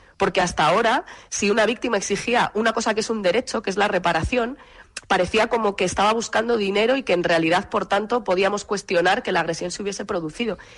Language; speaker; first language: Spanish; native; Spanish